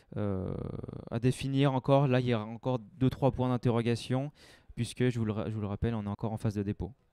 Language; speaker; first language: French; native; French